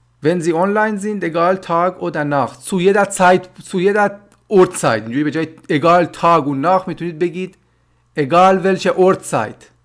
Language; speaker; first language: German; non-native, fluent; Persian